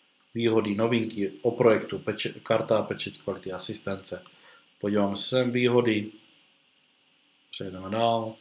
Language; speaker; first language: Czech; native; Czech